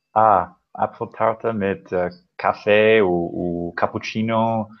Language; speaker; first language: German; non-native, learner; English